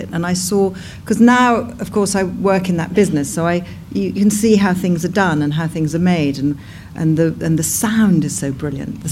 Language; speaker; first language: English; native; English